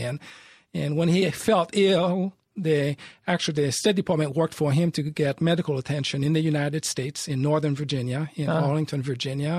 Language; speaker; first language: English; early bilingual, other home language; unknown